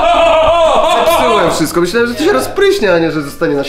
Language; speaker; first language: Polish; native; Polish